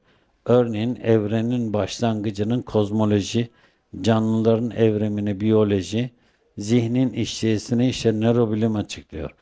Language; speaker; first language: Turkish; native; Turkish